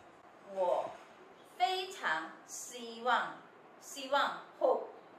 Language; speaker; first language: Chinese; non-native, fluent; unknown